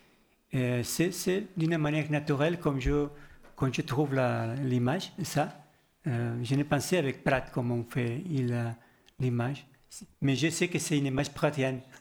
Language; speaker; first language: French; non-native, learner; Spanish